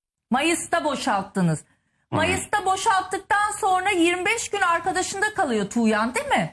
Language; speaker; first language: Turkish; native; Turkish